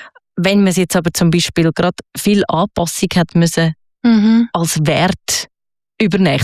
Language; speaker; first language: German; native; German